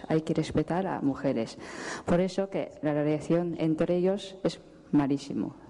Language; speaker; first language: Spanish; non-native, fluent; Japanese